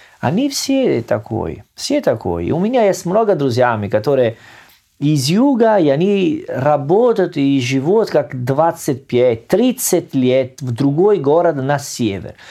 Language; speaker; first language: Russian; non-native, learner; Italian